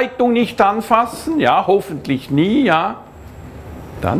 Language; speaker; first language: German; native; German